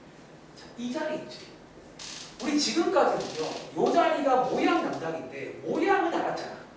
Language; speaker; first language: Korean; native; Korean